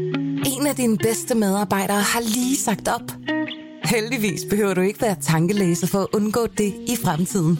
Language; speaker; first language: Danish; native; Danish